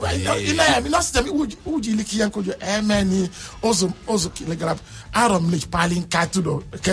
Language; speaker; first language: Hungarian; non-native, learner; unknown